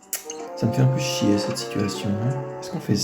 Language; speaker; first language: French; native; French